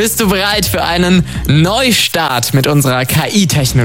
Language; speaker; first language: German; native; German